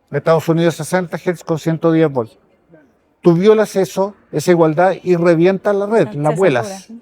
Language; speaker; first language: Spanish; native; Spanish